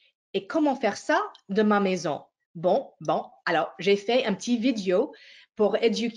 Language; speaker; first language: French; non-native, fluent; English